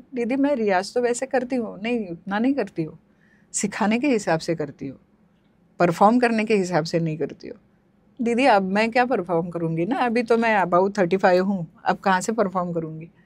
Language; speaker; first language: Hindi; non-native, local second language; Marathi